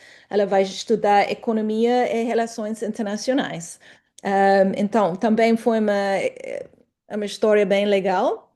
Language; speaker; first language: Portuguese; non-native, fluent; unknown